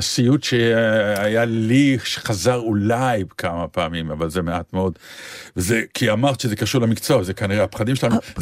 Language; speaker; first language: Hebrew; native; Hebrew